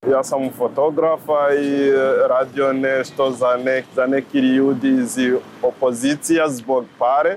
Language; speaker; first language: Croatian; non-native, learner; Rundi